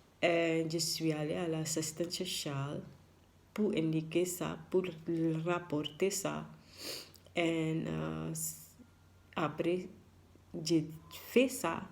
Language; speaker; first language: French; non-native, learner; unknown